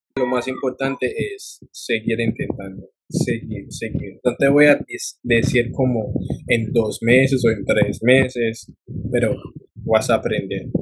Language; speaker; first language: Spanish; non-native, fluent; English